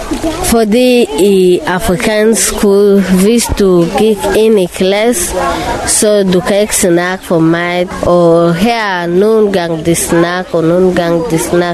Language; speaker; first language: Danish; non-native, local second language; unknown